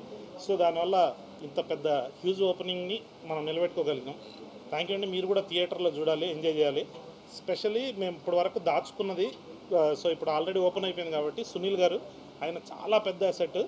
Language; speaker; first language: Telugu; native; Telugu